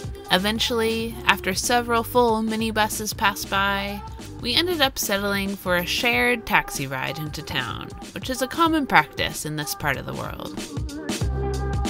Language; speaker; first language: English; native; English